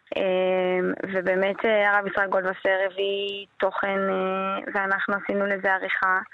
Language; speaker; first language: Hebrew; native; Hebrew